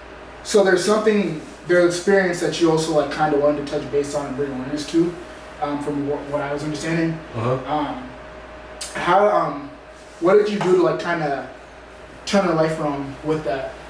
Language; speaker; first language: English; native; English